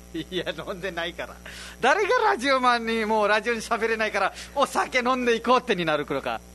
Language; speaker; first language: Japanese; non-native, fluent; Nepali